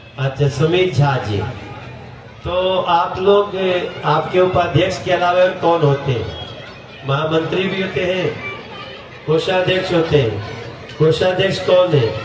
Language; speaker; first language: Hindi; native; Hindi